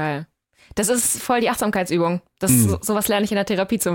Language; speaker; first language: German; native; German